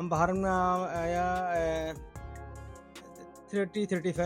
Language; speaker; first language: Hindi; non-native, fluent; Bangla